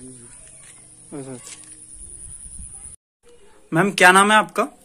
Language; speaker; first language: Hindi; native; Hindi